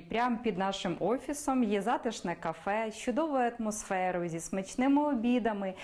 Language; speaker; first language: Ukrainian; native; Ukrainian